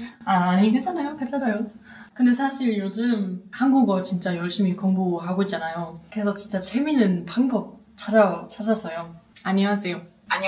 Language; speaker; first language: Korean; non-native, learner; German